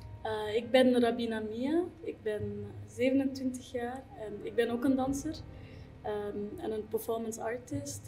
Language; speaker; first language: Dutch; non-native, fluent; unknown